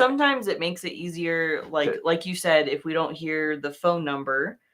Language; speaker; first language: English; native; English